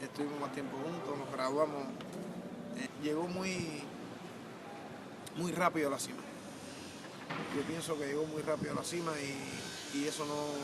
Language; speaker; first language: Spanish; native; Spanish